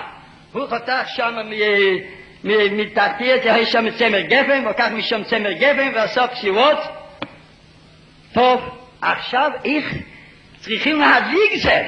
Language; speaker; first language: Hebrew; non-native, fluent; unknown